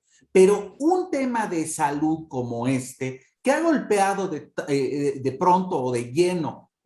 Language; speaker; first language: Spanish; native; Spanish